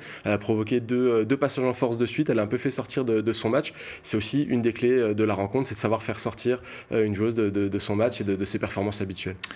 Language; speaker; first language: French; native; French